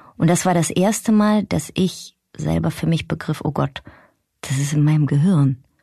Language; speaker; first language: German; early bilingual, other home language; Russian